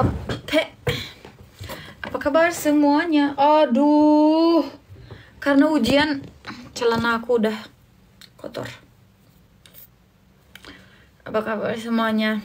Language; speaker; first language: Indonesian; non-native, fluent; Turkish